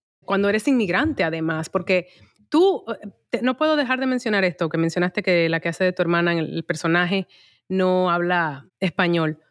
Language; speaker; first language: Spanish; native; Spanish